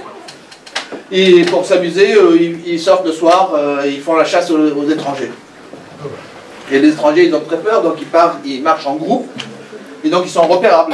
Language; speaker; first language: French; non-native, fluent; Persian